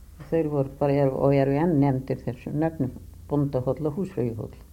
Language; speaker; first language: Icelandic; native; Icelandic